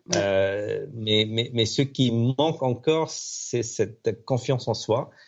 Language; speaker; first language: French; non-native, fluent; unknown